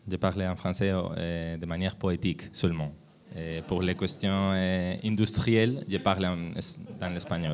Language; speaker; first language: French; non-native, learner; Spanish